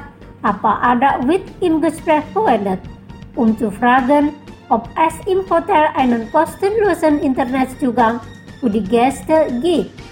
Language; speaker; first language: German; non-native, fluent; Indonesian